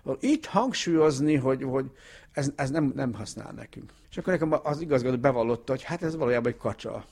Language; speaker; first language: Hungarian; early bilingual, heritage; Hungarian